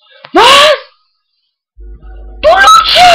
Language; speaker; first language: German; native; German